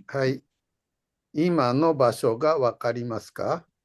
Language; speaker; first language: Japanese; non-native, fluent; Indonesian